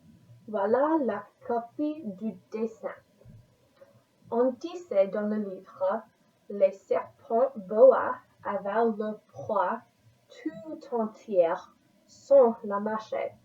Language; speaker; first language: French; non-native, learner; English